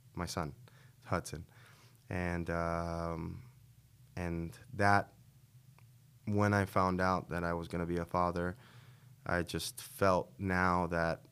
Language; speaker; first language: English; native; English